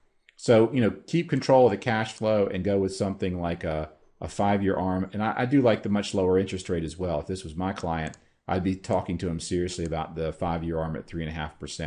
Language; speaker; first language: English; native; English